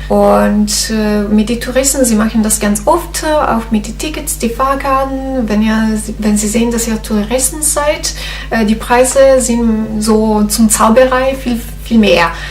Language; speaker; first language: German; non-native, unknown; Italian